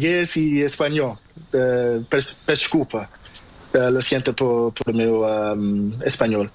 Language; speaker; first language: Spanish; non-native, learner; Portuguese